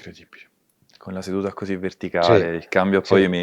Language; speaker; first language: Italian; native; Italian